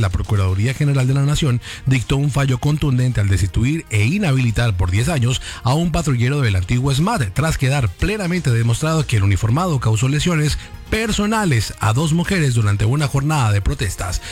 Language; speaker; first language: Spanish; native; Spanish